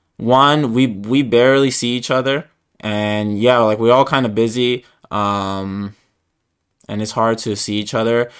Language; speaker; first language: English; early bilingual, other home language; Spanish